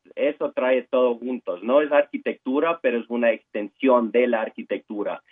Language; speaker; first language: Spanish; early bilingual, heritage; Spanish